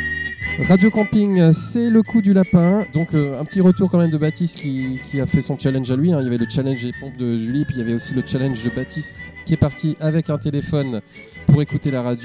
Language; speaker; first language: French; native; French